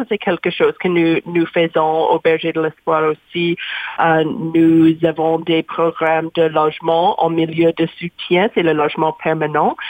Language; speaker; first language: French; non-native, learner; English